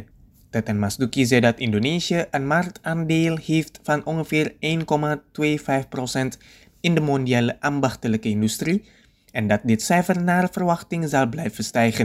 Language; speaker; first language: Dutch; non-native, fluent; Indonesian